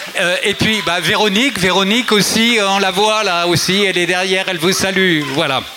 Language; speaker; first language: French; native; French